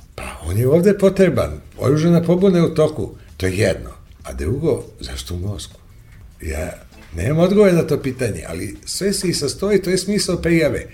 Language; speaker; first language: Serbian; native; Serbian